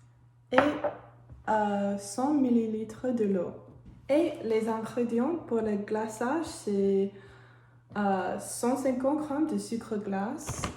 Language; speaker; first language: French; non-native, learner; English